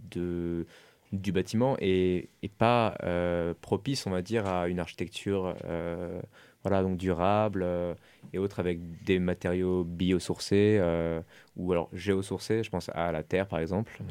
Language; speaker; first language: French; non-native, fluent; German